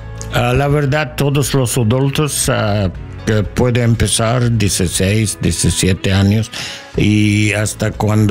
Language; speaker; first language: Spanish; non-native, learner; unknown